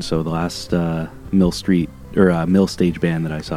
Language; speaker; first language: English; native; English